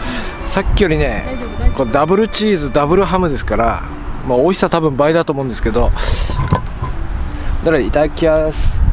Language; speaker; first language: Japanese; native; Japanese